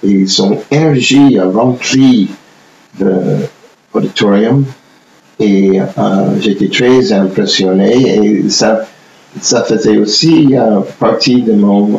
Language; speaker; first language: French; non-native, fluent; English